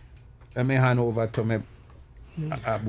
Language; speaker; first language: English; native; English